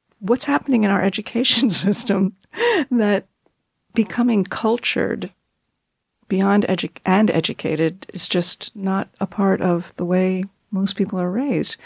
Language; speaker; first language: English; native; English